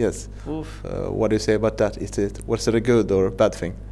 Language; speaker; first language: English; non-native, fluent; Swedish